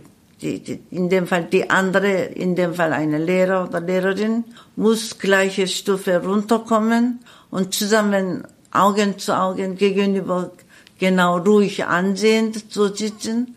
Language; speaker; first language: German; non-native, learner; Korean